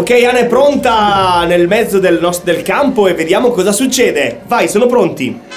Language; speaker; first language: Italian; native; Italian